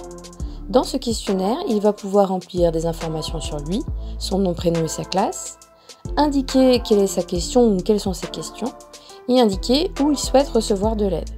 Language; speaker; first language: French; native; French